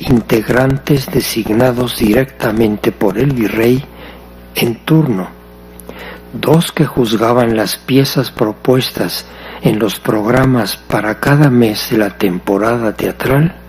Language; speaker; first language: Spanish; native; Spanish